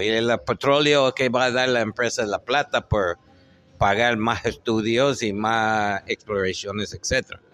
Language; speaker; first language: Spanish; non-native, fluent; English